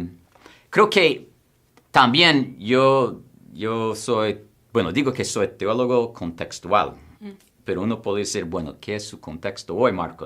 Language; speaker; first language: Spanish; non-native, fluent; English